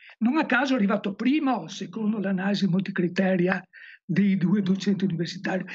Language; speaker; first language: Italian; native; Italian